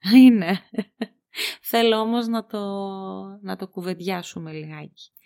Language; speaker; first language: Greek; native; Greek